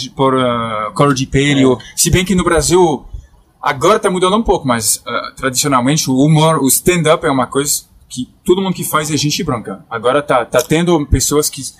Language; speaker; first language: Portuguese; non-native, fluent; French